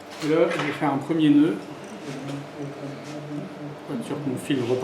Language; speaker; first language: French; native; French